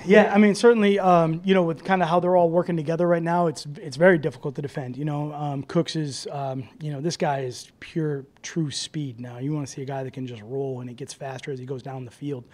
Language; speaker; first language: English; native; English